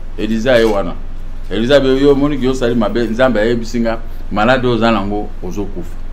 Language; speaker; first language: Lingala; native; Lingala